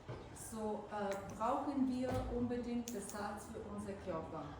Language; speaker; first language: German; non-native, fluent; Bulgarian